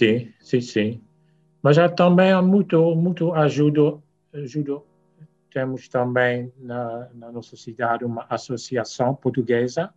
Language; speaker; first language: Portuguese; non-native, fluent; Dutch